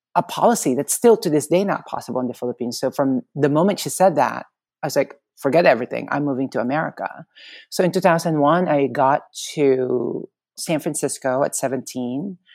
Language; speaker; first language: English; non-native, local second language; Filipino